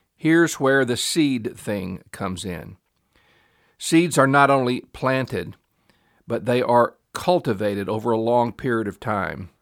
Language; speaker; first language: English; native; English